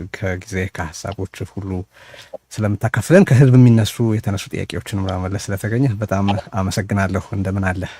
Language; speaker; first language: Amharic; native; Amharic